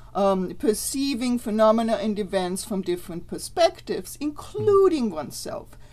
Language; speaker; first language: English; non-native, fluent; German